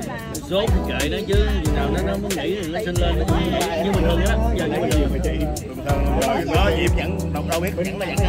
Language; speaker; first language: Vietnamese; native; Vietnamese